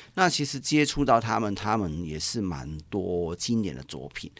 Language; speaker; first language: Chinese; non-native, local second language; Cantonese